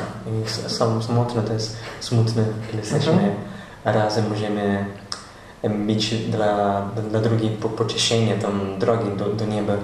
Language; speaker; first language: Polish; non-native, learner; Portuguese